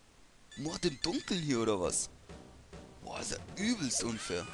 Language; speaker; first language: German; native; German